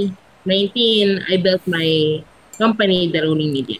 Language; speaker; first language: English; non-native, local second language; Filipino